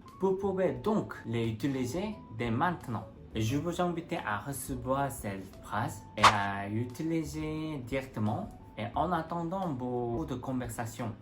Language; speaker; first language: French; non-native, fluent; Korean